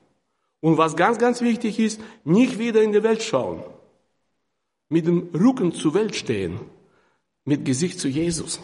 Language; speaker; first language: German; non-native, fluent; Russian